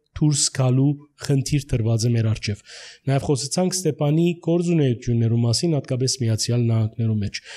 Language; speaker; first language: Armenian; early bilingual, heritage; Armenian